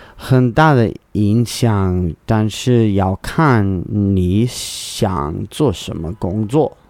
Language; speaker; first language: Chinese; non-native, learner; English